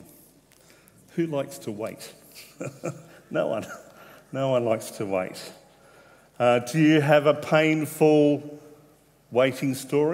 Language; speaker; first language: English; native; English